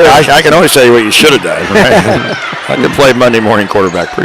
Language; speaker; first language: English; native; English